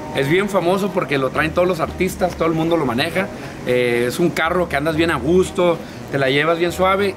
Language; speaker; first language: Spanish; early bilingual, heritage; Spanish